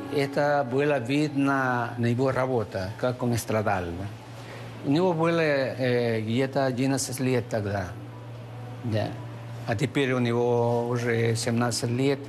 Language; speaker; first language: Russian; non-native, fluent; Spanish